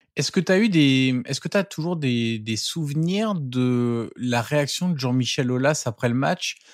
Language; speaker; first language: French; native; French